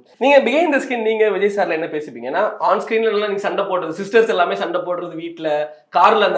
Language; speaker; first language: Tamil; native; Tamil